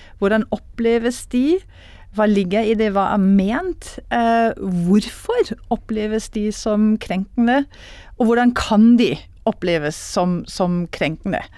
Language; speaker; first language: Norwegian; non-native, fluent; German